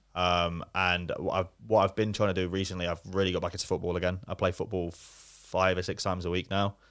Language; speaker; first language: English; native; English